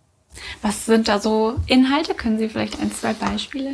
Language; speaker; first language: German; native; German